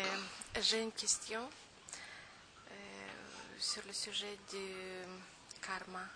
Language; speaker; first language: French; non-native, learner; Romanian